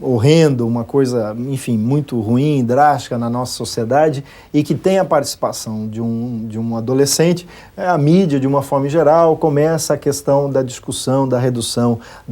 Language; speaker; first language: Portuguese; native; Portuguese